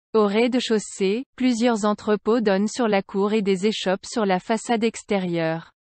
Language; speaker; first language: French; non-native, local second language; Arabic